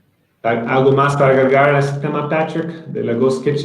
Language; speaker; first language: Spanish; non-native, fluent; English